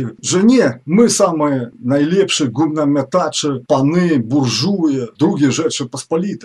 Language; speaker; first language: Polish; non-native, fluent; Ukrainian